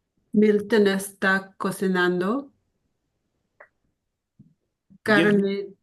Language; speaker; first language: Spanish; non-native, learner; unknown